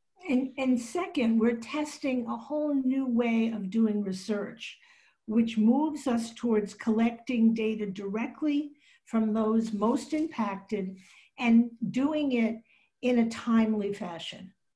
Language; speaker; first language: English; native; English